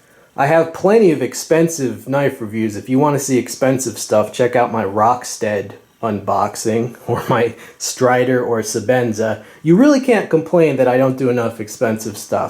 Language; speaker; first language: English; native; English